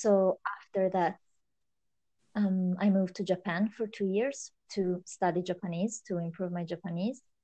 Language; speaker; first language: English; non-native, fluent; Italian